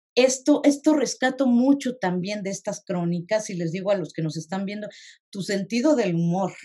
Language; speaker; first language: Spanish; native; Spanish